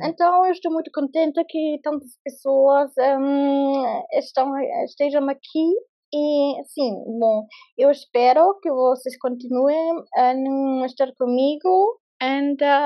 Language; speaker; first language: Portuguese; non-native, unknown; German